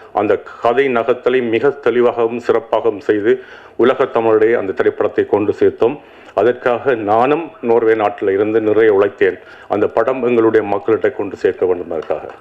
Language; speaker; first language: Tamil; native; Tamil